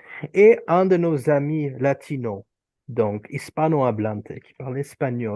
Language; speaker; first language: French; non-native, fluent; Urdu